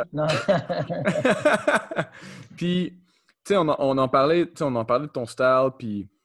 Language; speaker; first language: French; native; French